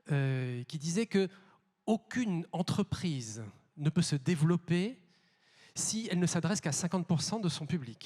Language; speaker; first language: French; native; French